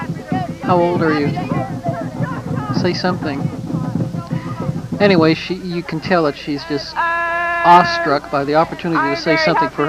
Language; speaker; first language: English; native; English